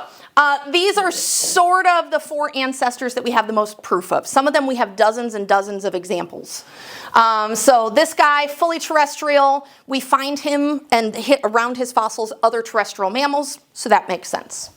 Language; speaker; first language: English; native; English